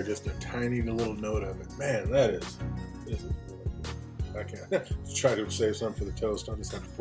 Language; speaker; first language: English; native; English